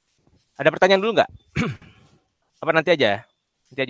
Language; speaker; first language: Indonesian; native; Indonesian